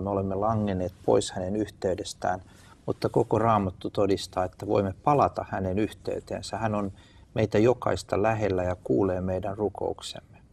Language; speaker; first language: Finnish; native; Finnish